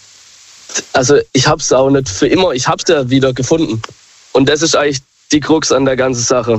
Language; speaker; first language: German; native; German